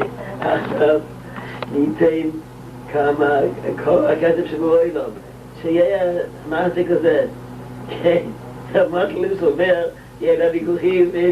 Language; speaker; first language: Hebrew; non-native, local second language; Yiddish